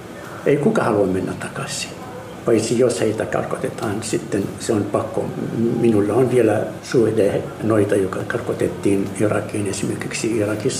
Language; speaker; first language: Finnish; non-native, fluent; Arabic